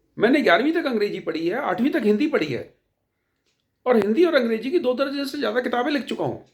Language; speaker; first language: Hindi; native; Hindi